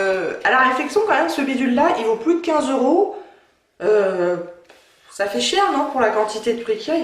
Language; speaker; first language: French; native; French